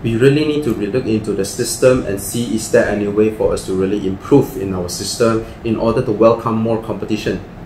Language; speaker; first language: English; non-native, local second language; Chinese